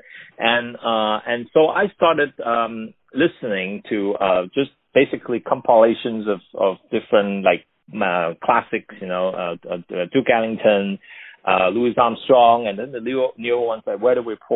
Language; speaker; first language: English; non-native, local second language; Cantonese